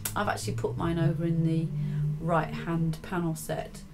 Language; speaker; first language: English; native; English